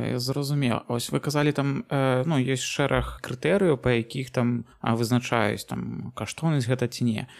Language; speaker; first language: Belarusian; non-native, local second language; Russian